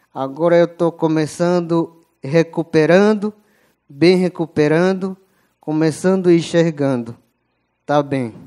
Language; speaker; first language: Portuguese; non-native, local second language; Yanomámi